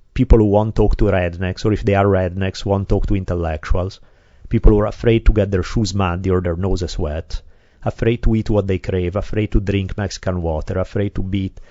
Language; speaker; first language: English; non-native, fluent; Italian